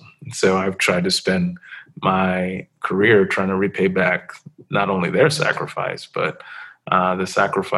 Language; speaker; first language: English; native; English